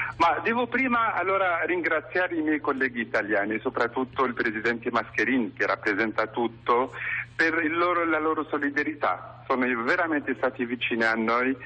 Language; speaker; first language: Italian; non-native, fluent; Arabic